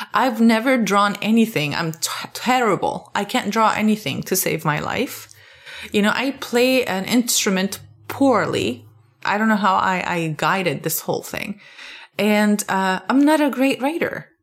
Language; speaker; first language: English; non-native, fluent; Arabic